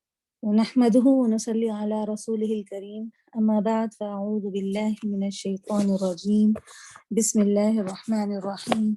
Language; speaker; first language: Arabic; non-native, fluent; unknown